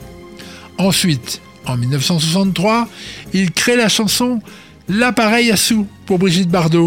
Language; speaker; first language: French; native; French